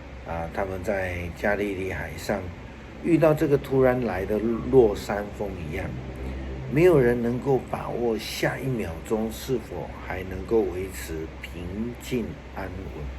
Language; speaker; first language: Chinese; native; Chinese